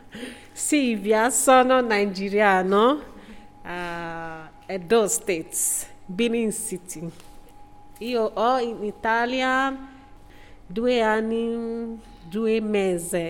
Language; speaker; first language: Italian; non-native, learner; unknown